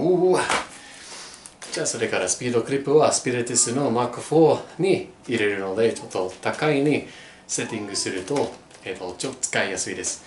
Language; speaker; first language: Japanese; non-native, learner; English